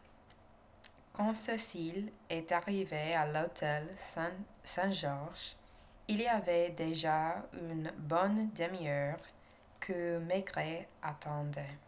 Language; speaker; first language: French; non-native, learner; English